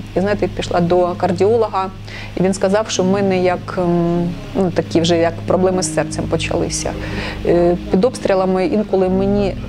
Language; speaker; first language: Ukrainian; non-native, local second language; Russian